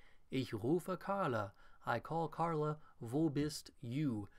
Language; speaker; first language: German; non-native, fluent; English